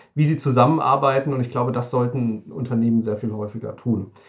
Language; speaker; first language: German; native; German